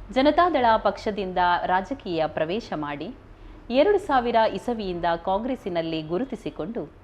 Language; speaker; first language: Kannada; native; Kannada